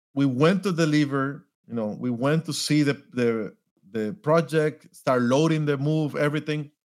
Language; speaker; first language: English; non-native, fluent; Spanish